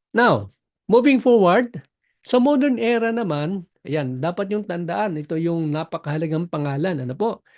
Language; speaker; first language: Filipino; non-native, local second language; Cebuano